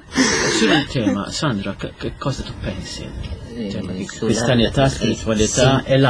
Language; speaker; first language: Italian; non-native, fluent; Maltese